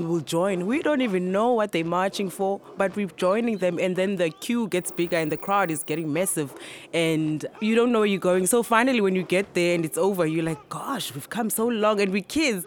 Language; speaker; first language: English; non-native, local second language; Xhosa